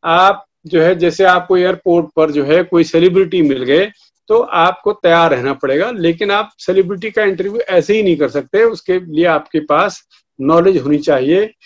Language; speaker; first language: Hindi; native; Hindi